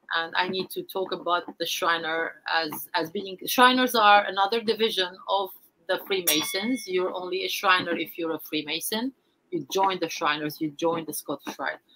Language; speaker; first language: English; non-native, fluent; Arabic